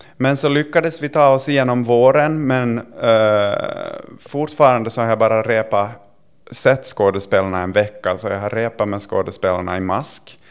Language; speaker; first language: Swedish; native; Swedish